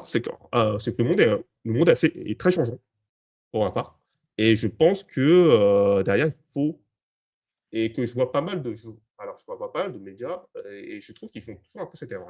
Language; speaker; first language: French; native; French